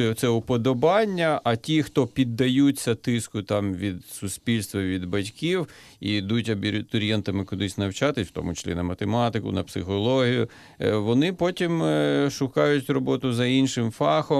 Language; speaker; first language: Ukrainian; native; Ukrainian